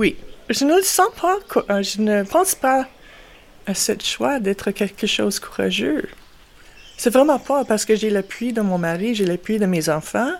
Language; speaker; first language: French; non-native, local second language; English